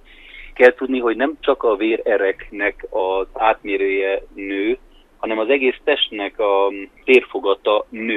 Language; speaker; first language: Hungarian; native; Hungarian